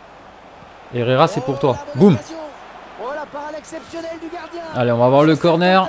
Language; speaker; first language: French; native; French